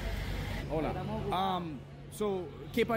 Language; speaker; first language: Spanish; non-native, learner; English